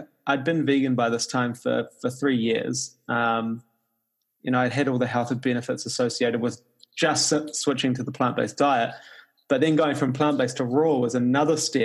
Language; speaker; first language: English; native; English